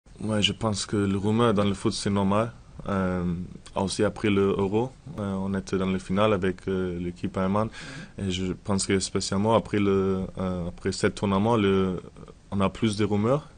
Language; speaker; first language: French; non-native, learner; German